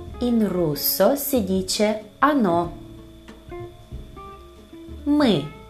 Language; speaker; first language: Italian; non-native, fluent; Russian